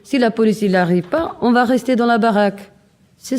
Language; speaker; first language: French; non-native, learner; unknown